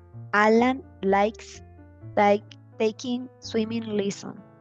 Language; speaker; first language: English; non-native, learner; Spanish